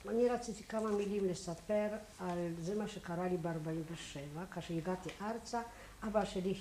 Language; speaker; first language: Hebrew; non-native, fluent; Polish